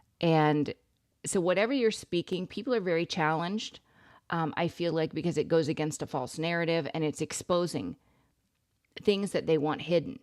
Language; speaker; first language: English; native; English